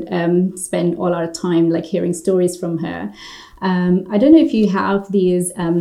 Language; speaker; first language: English; non-native, local second language; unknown